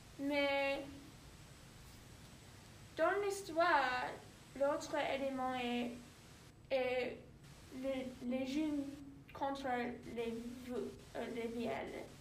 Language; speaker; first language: French; non-native, learner; English